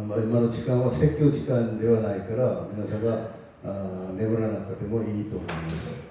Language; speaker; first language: Japanese; non-native, fluent; Korean